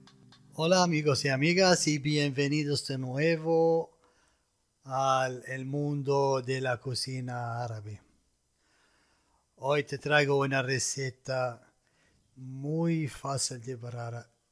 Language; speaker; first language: Spanish; non-native, fluent; Arabic